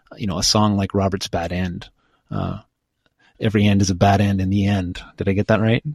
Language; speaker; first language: English; native; English